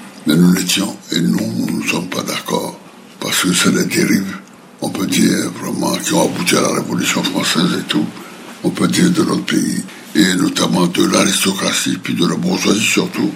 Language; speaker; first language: French; non-native, local second language; Fon